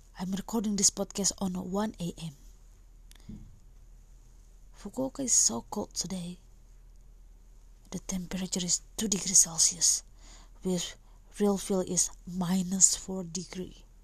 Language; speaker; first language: English; non-native, fluent; Indonesian